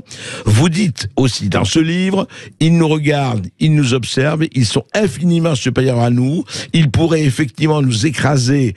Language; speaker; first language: French; native; French